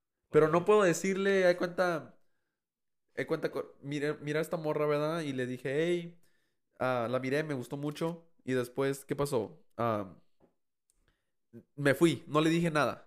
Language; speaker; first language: Spanish; early bilingual, heritage; Spanish